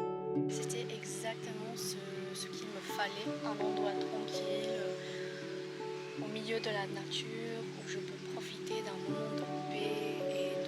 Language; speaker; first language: French; non-native, fluent; English